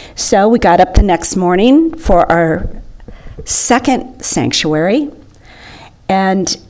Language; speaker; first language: English; native; English